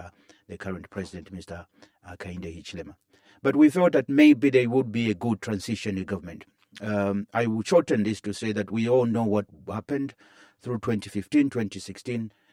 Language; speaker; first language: English; non-native, local second language; Bemba